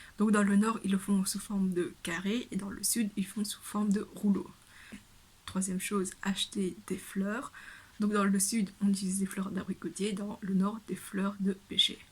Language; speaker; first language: French; early bilingual, other home language; Vietnamese